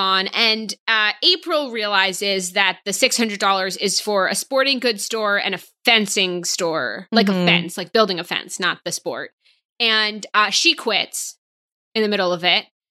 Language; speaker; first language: English; native; English